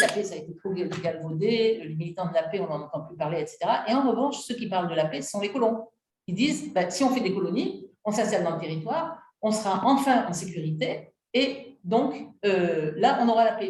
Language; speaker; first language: French; native; French